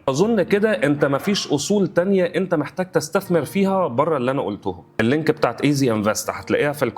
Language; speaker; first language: Arabic; native; Arabic